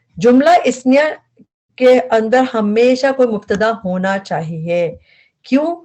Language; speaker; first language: Urdu; native; Urdu